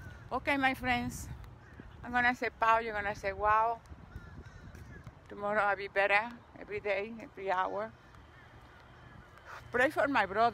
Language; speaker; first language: English; non-native, fluent; Spanish